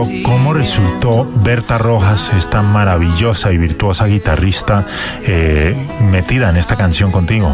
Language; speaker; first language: Spanish; native; Spanish